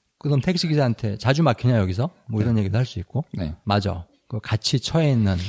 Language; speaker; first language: Korean; native; Korean